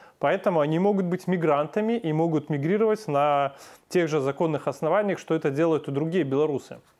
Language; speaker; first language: Russian; native; Russian